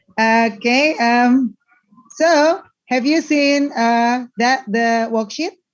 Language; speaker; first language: English; non-native, learner; Indonesian